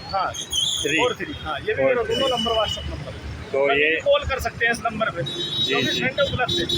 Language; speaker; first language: Hindi; native; Hindi